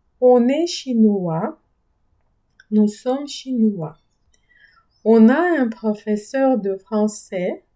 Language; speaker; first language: French; non-native, fluent; Ukrainian